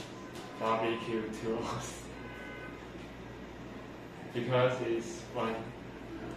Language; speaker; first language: English; non-native, learner; Chinese